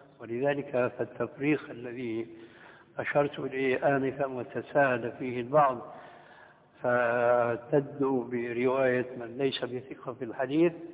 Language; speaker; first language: Arabic; early bilingual, other home language; Albanian